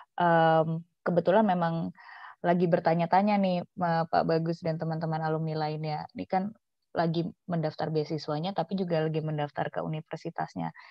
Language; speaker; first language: Indonesian; native; Indonesian